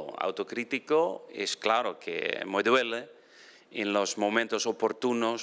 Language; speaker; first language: Spanish; non-native, fluent; Dutch